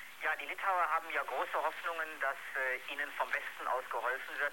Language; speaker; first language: German; native; German